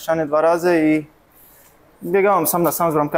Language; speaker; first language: Polish; non-native, learner; English